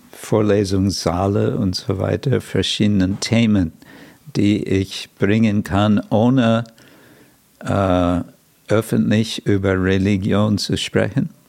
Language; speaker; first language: German; non-native, fluent; English